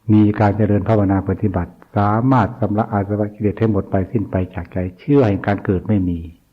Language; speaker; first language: Thai; non-native, local second language; Northeastern Thai